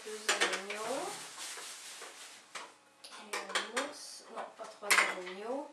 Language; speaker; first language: French; native; French